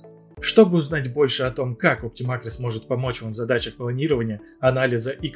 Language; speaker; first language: Russian; native; Russian